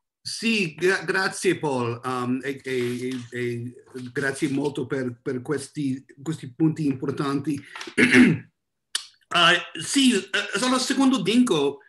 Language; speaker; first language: Italian; non-native, learner; English